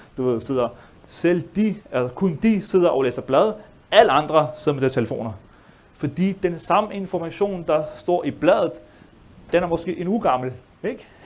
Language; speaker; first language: Danish; early bilingual, other home language; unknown